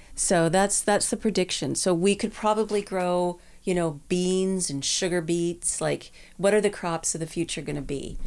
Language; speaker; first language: English; native; English